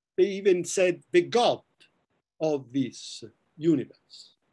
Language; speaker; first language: English; non-native, fluent; Italian